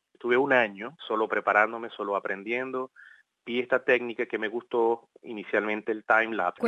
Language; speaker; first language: Spanish; native; Spanish